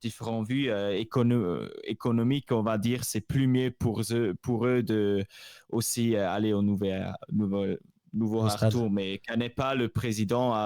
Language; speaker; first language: French; non-native, local second language; Swiss German